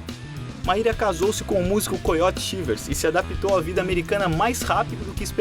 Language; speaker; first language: Portuguese; native; Portuguese